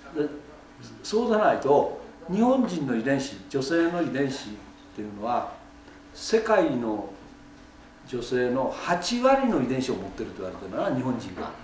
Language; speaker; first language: Japanese; native; Japanese